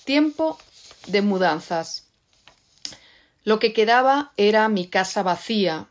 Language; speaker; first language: Spanish; native; Spanish